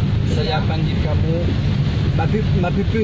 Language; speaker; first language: Indonesian; non-native, learner; French